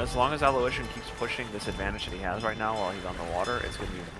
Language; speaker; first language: English; native; English